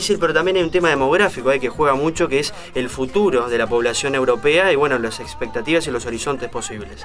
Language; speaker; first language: Spanish; native; Spanish